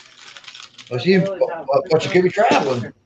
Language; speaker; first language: English; native; English